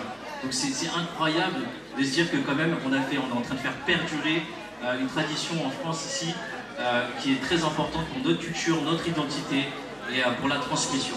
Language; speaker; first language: French; early bilingual, other home language; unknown